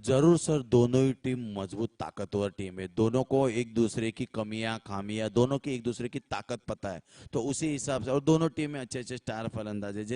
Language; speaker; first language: Hindi; non-native, local second language; Marathi